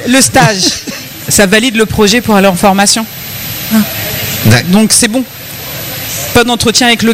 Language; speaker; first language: French; native; French